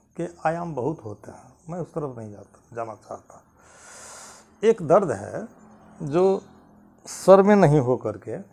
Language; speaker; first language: Hindi; non-native, local second language; Maithili